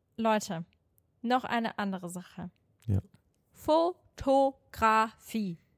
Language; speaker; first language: German; non-native, fluent; Portuguese